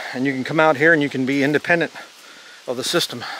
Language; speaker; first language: English; native; English